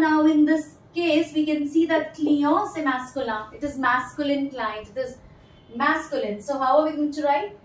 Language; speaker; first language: English; non-native, local second language; Hindi